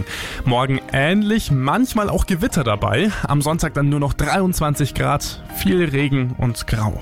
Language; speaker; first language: German; native; German